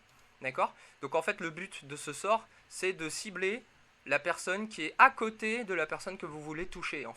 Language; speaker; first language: French; native; French